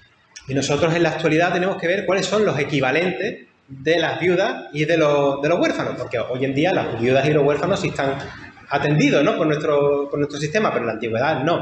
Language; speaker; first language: Spanish; native; Spanish